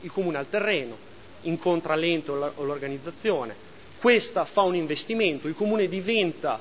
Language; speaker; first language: Italian; native; Italian